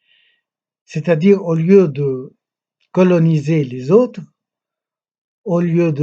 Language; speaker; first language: French; non-native, local second language; Arabic